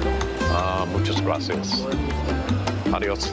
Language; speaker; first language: Spanish; non-native, learner; English